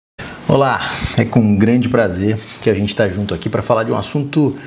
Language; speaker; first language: Portuguese; native; Portuguese